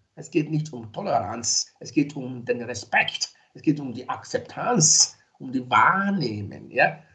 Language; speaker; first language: German; non-native, fluent; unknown